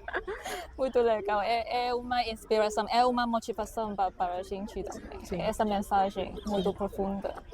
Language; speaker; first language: Portuguese; non-native, fluent; Chinese